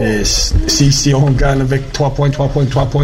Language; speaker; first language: French; non-native, learner; English